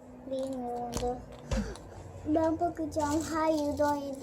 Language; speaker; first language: Turkish; non-native, learner; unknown